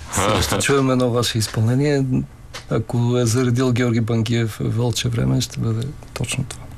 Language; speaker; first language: Bulgarian; native; Bulgarian